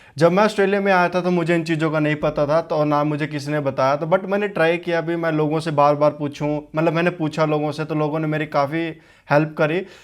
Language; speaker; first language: Hindi; native; Hindi